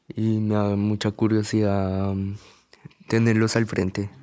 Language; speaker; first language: Spanish; native; Spanish